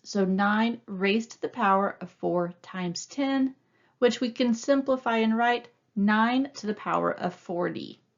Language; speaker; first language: English; native; English